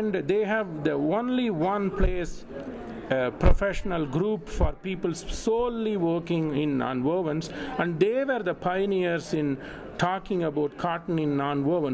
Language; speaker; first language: English; non-native, local second language; Tamil